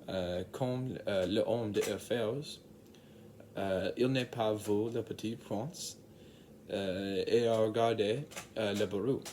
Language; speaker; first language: French; non-native, learner; English